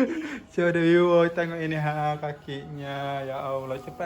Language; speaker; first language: Indonesian; native; Indonesian